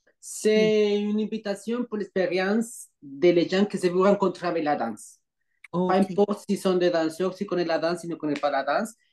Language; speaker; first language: French; non-native, learner; Spanish